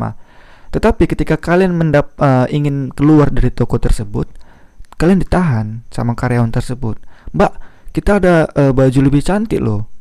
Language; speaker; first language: Indonesian; native; Indonesian